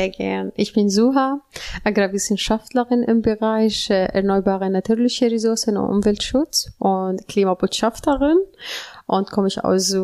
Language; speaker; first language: German; non-native, learner; Arabic